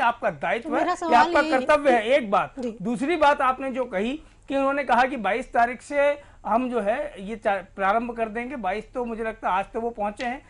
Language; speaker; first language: Hindi; native; Hindi